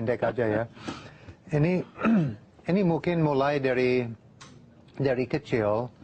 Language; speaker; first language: Indonesian; non-native, learner; English